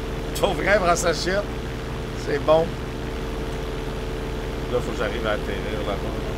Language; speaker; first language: French; native; French